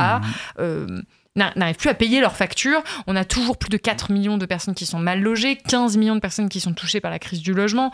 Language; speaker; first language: French; native; French